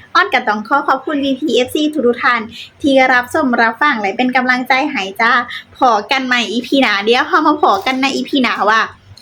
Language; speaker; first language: Thai; native; Thai